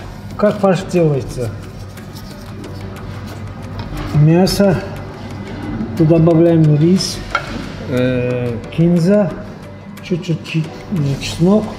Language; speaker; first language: Russian; non-native, fluent; Azerbaijani